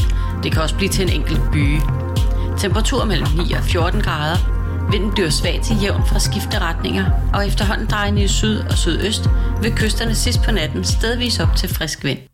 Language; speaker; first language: Danish; native; Danish